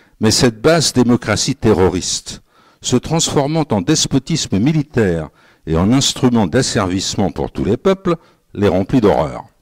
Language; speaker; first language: French; native; French